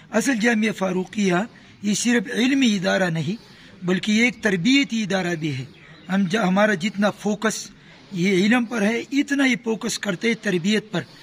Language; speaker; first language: Urdu; non-native, local second language; Pashto